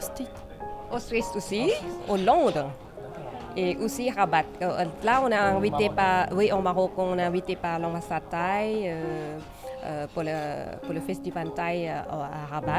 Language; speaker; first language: French; non-native, fluent; Thai